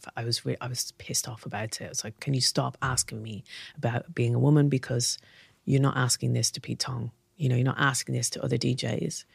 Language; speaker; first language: English; native; English